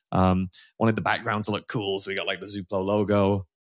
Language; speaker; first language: English; native; English